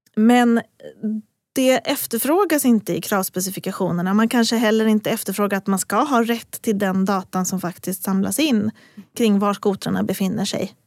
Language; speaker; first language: Swedish; native; Swedish